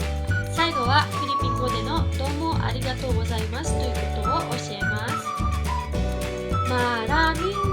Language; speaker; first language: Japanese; non-native, fluent; Filipino